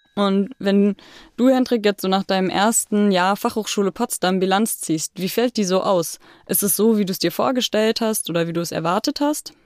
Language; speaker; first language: German; native; German